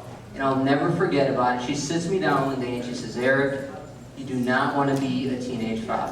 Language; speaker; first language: English; native; English